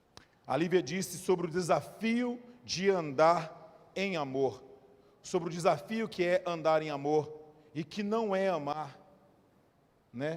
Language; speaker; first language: Portuguese; native; Portuguese